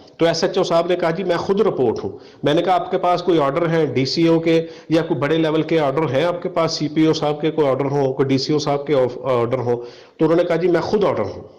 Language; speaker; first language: Urdu; non-native, local second language; Punjabi